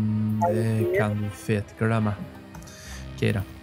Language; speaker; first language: Swedish; native; Swedish